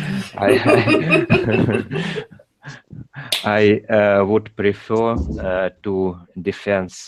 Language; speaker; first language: English; non-native, learner; Russian